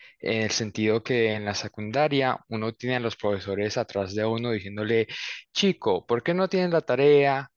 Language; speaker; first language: Spanish; early bilingual, heritage; Spanish